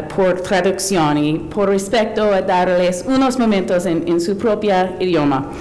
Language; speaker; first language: Spanish; non-native, learner; English